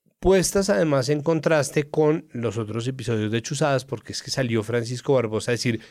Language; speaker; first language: Spanish; native; Spanish